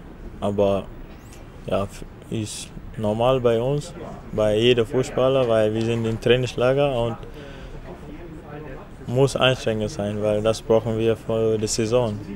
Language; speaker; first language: German; non-native, fluent; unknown